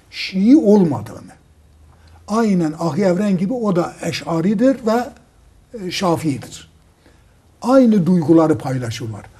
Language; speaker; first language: Turkish; native; Turkish